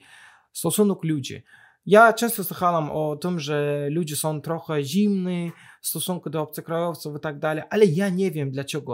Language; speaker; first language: Polish; non-native, fluent; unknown